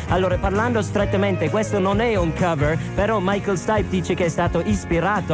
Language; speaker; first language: Italian; non-native, fluent; English